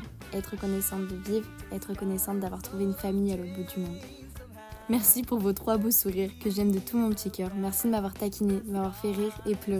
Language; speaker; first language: French; native; French